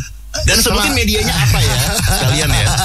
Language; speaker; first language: Indonesian; native; Indonesian